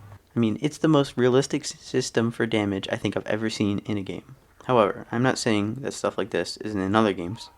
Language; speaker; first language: English; native; English